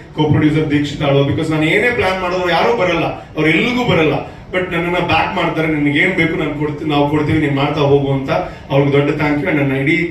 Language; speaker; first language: Kannada; non-native, local second language; Tulu